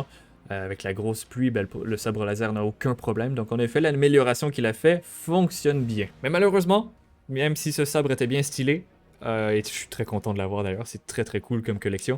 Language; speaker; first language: French; native; French